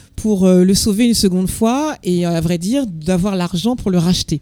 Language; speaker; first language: French; native; French